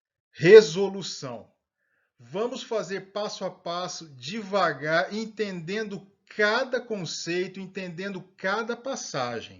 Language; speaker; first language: Portuguese; native; Portuguese